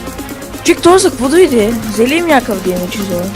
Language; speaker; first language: Bulgarian; native; Bulgarian